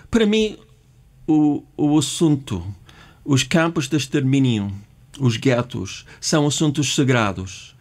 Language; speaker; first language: Portuguese; non-native, fluent; English